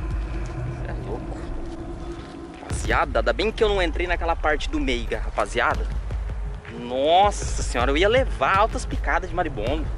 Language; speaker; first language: Portuguese; native; Portuguese